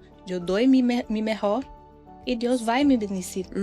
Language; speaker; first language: Spanish; non-native, learner; Portuguese